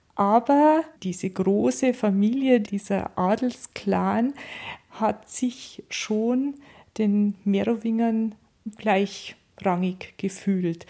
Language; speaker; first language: German; native; German